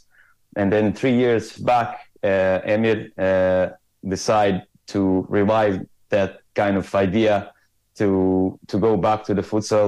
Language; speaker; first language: English; non-native, fluent; Croatian